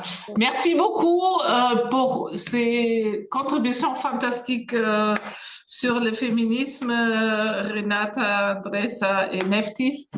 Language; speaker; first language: French; non-native, fluent; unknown